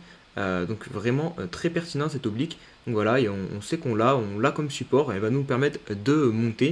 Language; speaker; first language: French; native; French